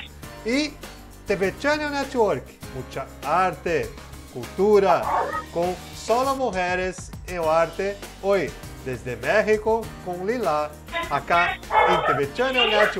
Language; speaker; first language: Spanish; non-native, learner; Portuguese